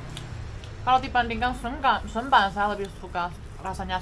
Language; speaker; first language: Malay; non-native, fluent; Chinese